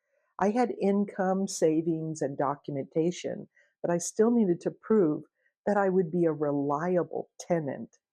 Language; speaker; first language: English; native; English